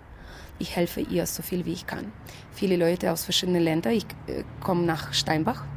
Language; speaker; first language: German; non-native, fluent; Russian